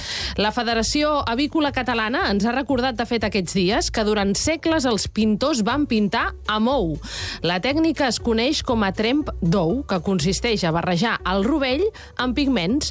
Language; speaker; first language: Catalan; native; Catalan